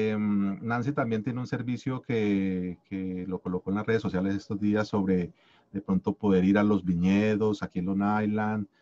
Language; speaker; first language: Spanish; native; Spanish